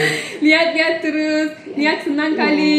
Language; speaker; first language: Indonesian; non-native, learner; Turkish